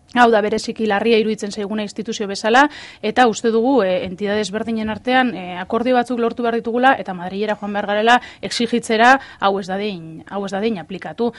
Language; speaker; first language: Basque; native; Basque